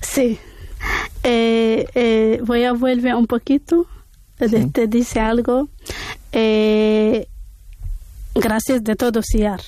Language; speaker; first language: Spanish; non-native, learner; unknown